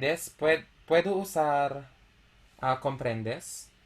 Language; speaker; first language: Spanish; non-native, fluent; Filipino